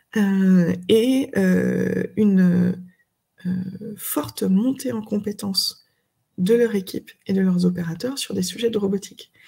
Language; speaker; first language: French; native; French